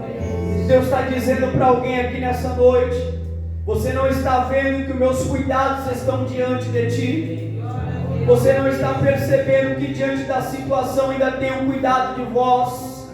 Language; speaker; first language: Portuguese; native; Portuguese